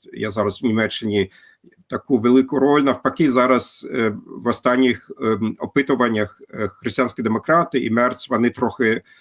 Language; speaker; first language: Ukrainian; non-native, fluent; German